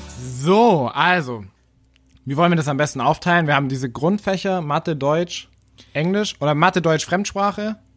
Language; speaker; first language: German; native; German